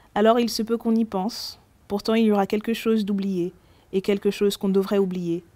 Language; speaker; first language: French; native; French